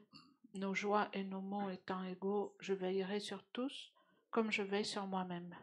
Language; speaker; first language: French; native; French